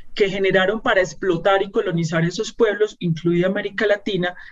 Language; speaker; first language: Spanish; native; Spanish